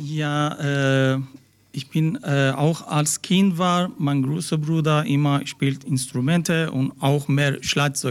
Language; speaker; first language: German; non-native, learner; Persian